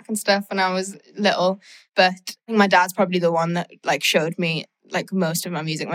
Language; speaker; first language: English; native; English